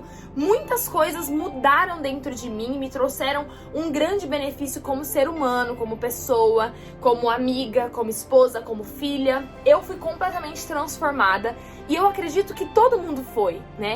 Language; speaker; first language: Portuguese; native; Portuguese